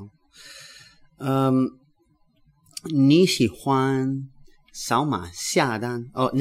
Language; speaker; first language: Chinese; non-native, learner; English